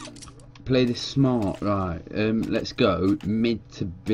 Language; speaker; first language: English; native; English